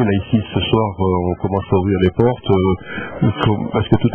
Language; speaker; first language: French; native; French